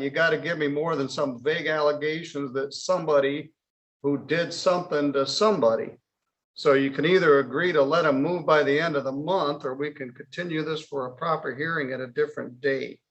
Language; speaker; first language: English; native; English